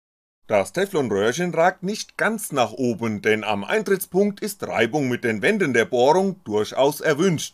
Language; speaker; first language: German; native; German